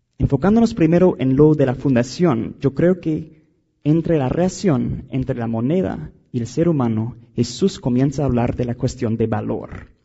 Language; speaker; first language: Spanish; non-native, fluent; English